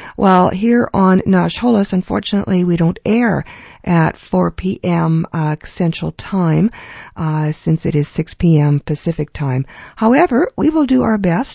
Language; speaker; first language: English; early bilingual, other home language; Ukrainian